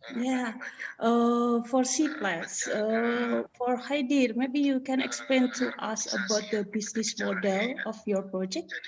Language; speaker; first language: English; non-native, fluent; Indonesian